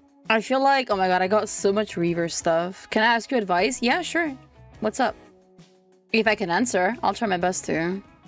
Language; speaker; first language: English; non-native, fluent; Italian